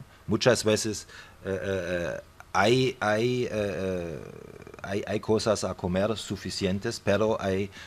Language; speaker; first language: Spanish; non-native, fluent; German